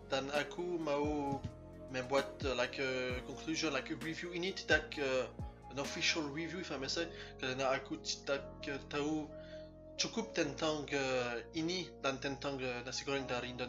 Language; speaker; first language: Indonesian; non-native, learner; French